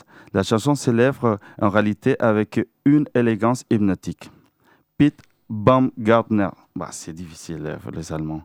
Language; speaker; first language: French; non-native, fluent; Spanish